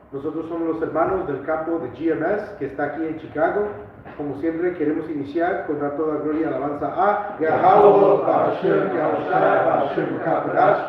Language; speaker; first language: Spanish; early bilingual, heritage; Spanish